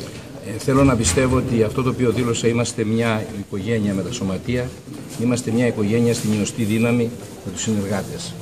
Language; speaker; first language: Greek; native; Greek